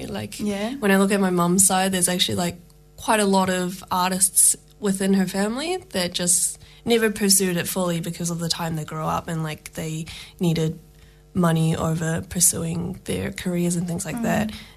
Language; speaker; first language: English; native; English